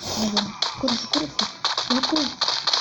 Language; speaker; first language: Spanish; native; Spanish